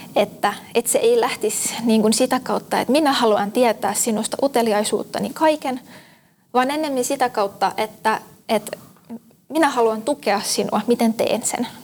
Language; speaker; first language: Finnish; native; Finnish